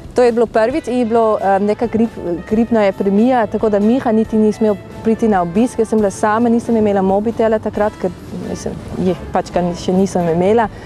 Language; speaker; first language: Slovenian; non-native, fluent; Dutch